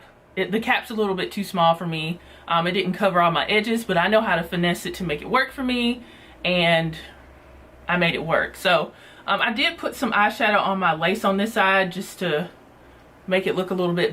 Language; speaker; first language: English; native; English